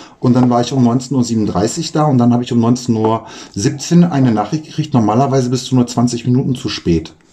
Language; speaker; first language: German; native; German